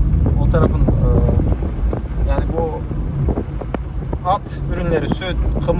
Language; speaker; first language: Turkish; non-native, local second language; Kazakh